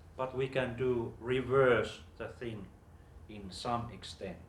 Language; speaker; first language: English; non-native, fluent; Finnish